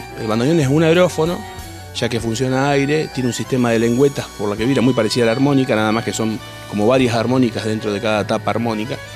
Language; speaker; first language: Spanish; native; Spanish